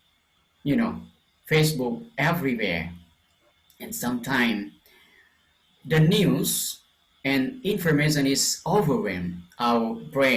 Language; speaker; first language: English; non-native, fluent; Lao